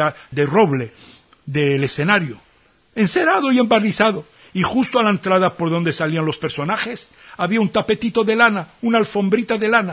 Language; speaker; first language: Spanish; early bilingual, heritage; Ladino